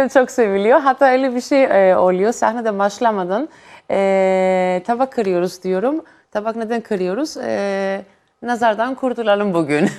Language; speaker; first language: Turkish; non-native, fluent; Greek